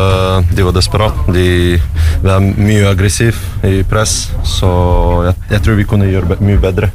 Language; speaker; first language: Norwegian; non-native, learner; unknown